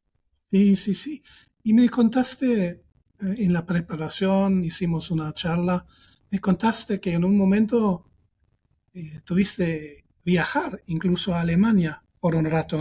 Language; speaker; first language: Spanish; non-native, fluent; German